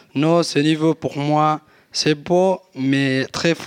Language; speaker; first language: French; non-native, learner; Tigrinya